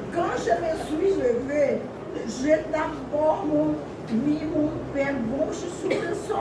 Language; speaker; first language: French; non-native, learner; Portuguese